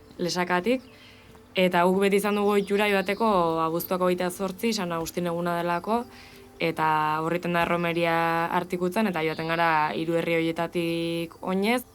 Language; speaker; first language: Basque; native; Basque